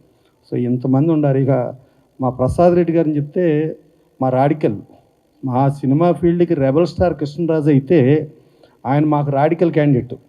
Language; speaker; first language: Telugu; native; Telugu